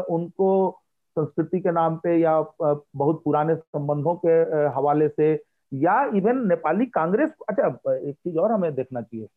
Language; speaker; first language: Hindi; native; Hindi